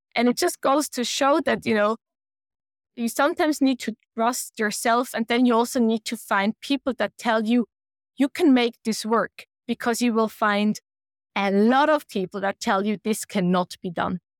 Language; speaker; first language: English; non-native, fluent; German